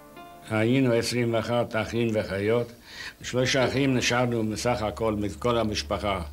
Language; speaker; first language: Hebrew; non-native, fluent; Yiddish